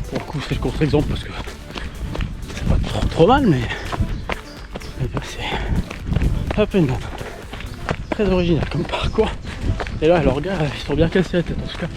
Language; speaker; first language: French; native; French